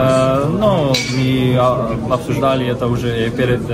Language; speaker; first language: Russian; non-native, fluent; Slovenian